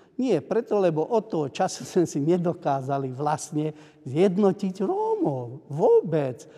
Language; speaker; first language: Slovak; non-native, local second language; Hungarian